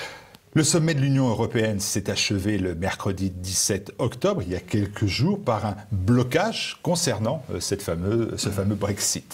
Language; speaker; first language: French; native; French